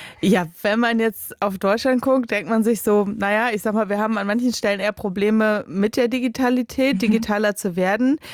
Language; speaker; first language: German; native; German